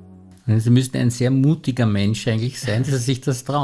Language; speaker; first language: German; native; German